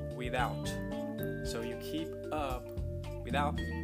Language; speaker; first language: English; non-native, fluent; Portuguese